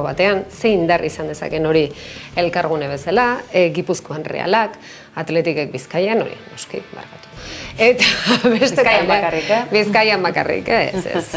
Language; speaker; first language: Basque; native; Basque